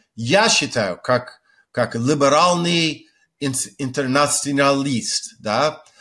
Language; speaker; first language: Russian; non-native, fluent; English